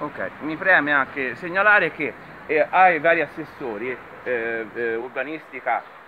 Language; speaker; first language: Italian; native; Italian